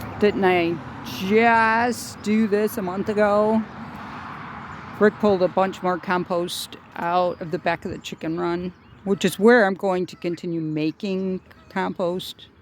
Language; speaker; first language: English; native; English